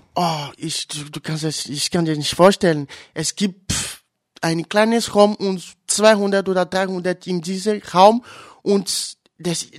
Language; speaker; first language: German; non-native, fluent; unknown